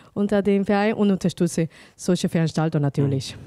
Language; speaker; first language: German; non-native, fluent; Spanish